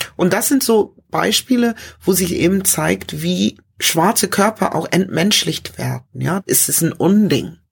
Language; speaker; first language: German; early bilingual, other home language; English